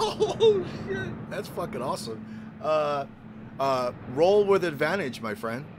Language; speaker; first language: English; native; English